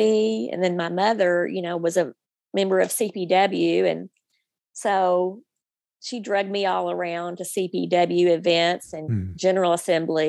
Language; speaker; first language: English; native; English